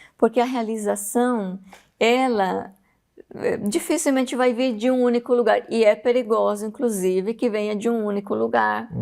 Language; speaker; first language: Portuguese; non-native, fluent; Spanish